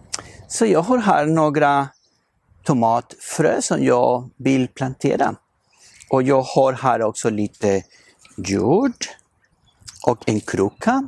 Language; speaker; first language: Swedish; non-native, fluent; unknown